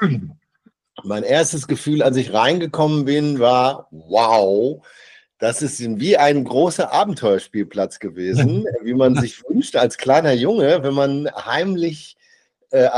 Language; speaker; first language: German; native; German